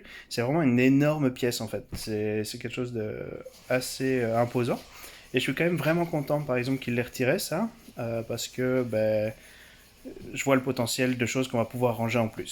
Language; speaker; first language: French; native; French